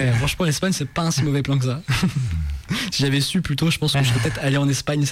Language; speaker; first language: French; native; French